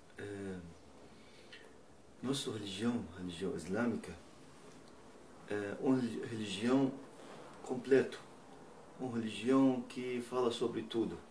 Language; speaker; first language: Portuguese; non-native, learner; Persian